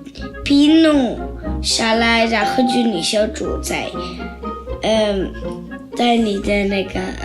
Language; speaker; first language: Chinese; non-native, learner; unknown